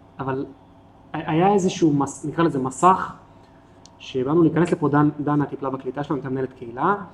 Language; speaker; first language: Hebrew; native; Hebrew